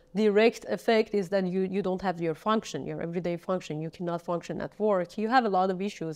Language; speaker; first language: English; non-native, fluent; Persian